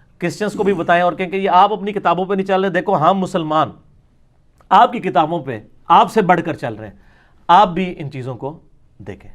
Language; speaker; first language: Urdu; non-native, local second language; Punjabi